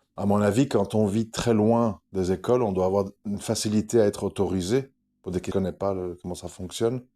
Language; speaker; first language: French; native; French